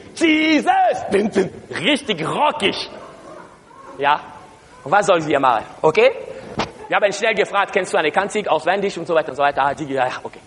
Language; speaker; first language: German; non-native, learner; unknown